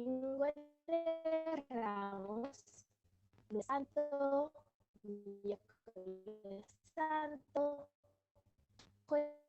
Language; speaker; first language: Spanish; non-native, learner; English